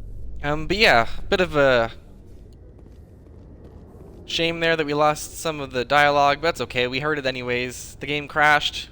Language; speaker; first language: English; native; English